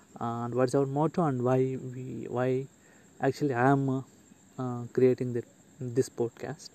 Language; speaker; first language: English; non-native, local second language; Telugu